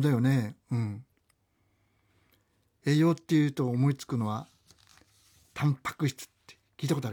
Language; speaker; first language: Japanese; native; Japanese